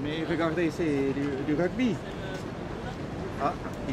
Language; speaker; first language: French; non-native, learner; Dutch